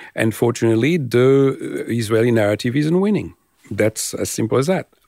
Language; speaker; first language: English; non-native, fluent; French